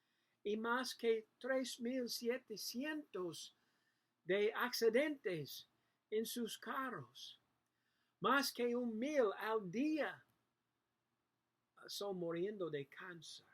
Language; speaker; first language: Spanish; non-native, learner; English